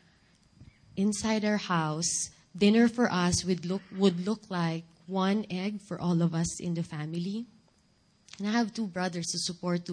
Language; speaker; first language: English; non-native, local second language; Filipino